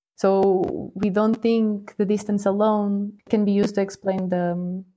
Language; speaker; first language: English; non-native, fluent; Portuguese